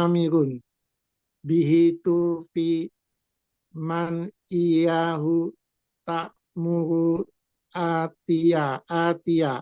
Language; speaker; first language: Arabic; non-native, learner; Indonesian